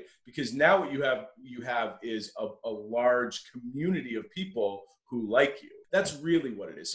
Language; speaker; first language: English; native; English